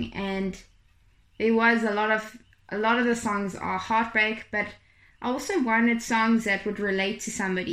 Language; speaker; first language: English; native; English